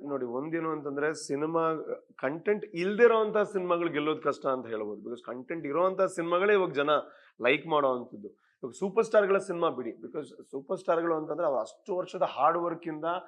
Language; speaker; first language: Kannada; non-native, local second language; Tulu